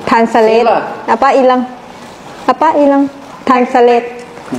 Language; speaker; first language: Indonesian; non-native, learner; Thai